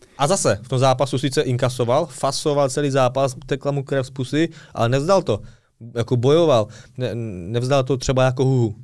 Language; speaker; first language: Czech; early bilingual, other home language; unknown